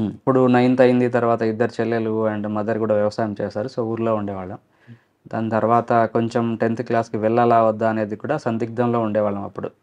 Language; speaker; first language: Telugu; non-native, local second language; Lambadi